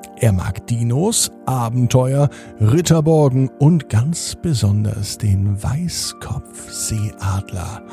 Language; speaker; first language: German; native; German